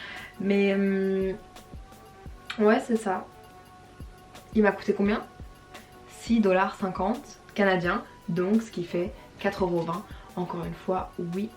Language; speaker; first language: French; native; French